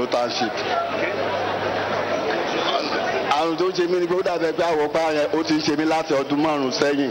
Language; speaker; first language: English; non-native, local second language; Yoruba